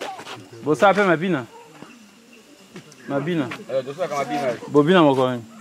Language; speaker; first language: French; non-native, local second language; Lingala